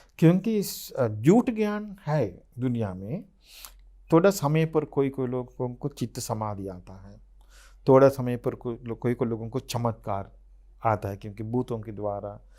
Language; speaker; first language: Hindi; non-native, fluent; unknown